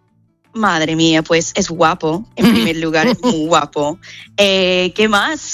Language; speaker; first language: Spanish; non-native, fluent; English